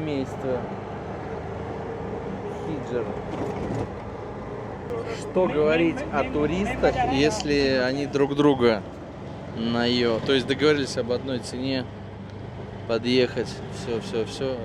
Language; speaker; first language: Russian; native; Russian